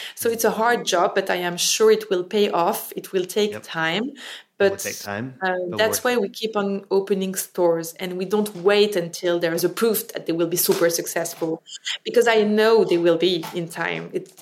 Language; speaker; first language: English; non-native, fluent; French